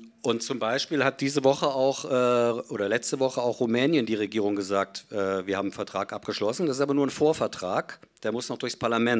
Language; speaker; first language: German; native; German